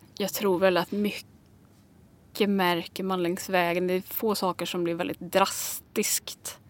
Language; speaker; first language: Swedish; native; Swedish